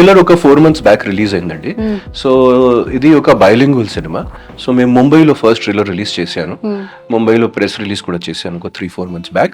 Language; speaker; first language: Telugu; non-native, fluent; Hindi